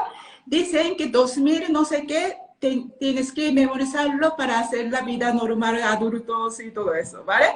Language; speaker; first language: Spanish; non-native, learner; Japanese